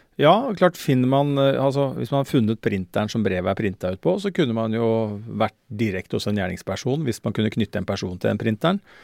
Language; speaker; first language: Norwegian; native; Norwegian